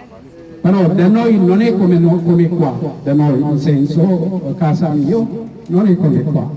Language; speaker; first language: Italian; non-native, learner; Oromo